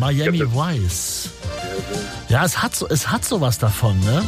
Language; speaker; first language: German; native; German